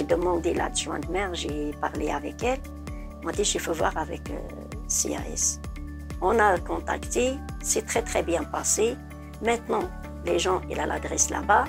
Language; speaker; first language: French; non-native, learner; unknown